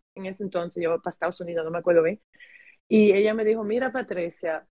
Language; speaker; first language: Spanish; early bilingual, heritage; German